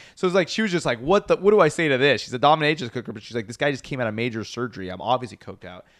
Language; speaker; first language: English; native; English